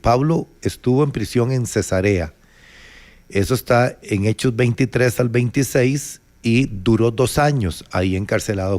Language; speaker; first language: Spanish; native; Spanish